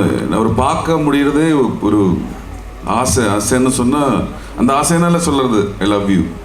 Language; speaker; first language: Tamil; non-native, learner; Malayalam